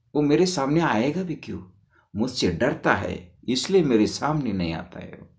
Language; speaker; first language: Hindi; non-native, local second language; Marathi